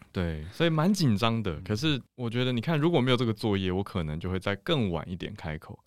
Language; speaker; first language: Chinese; native; Chinese